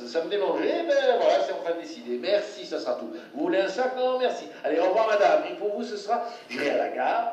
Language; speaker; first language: French; native; French